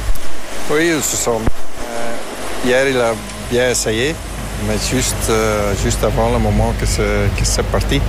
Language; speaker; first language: French; non-native, fluent; Dutch